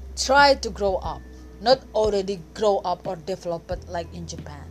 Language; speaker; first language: English; non-native, fluent; Indonesian